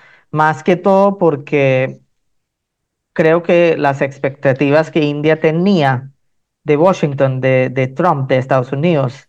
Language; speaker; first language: Spanish; non-native, fluent; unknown